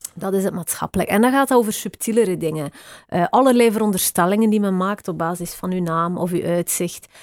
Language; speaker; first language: Dutch; native; Dutch